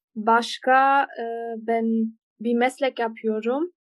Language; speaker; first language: Turkish; early bilingual, heritage; Turkish